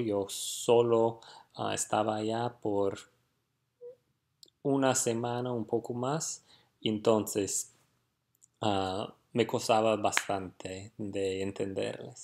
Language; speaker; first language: Spanish; non-native, fluent; English